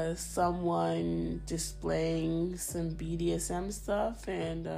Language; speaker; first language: English; early bilingual, other home language; Spanish